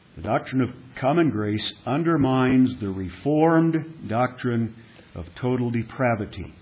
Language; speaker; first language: English; native; English